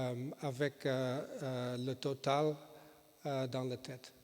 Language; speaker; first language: French; non-native, fluent; Dutch